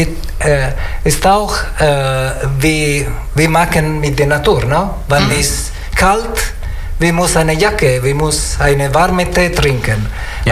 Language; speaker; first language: German; non-native, learner; Italian